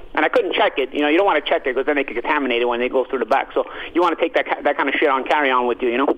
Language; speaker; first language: English; early bilingual, other home language; Italian